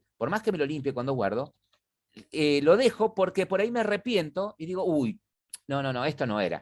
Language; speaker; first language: Spanish; native; Spanish